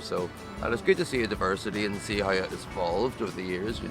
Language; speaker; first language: English; native; English